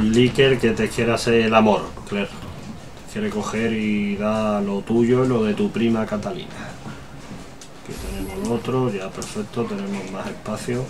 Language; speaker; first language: Spanish; native; Spanish